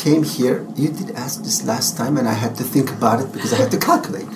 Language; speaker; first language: English; non-native, fluent; Turkish